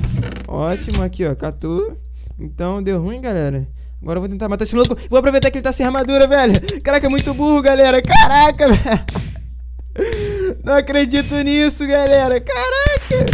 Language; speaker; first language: Portuguese; native; Portuguese